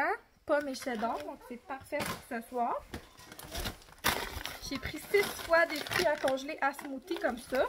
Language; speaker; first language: French; native; French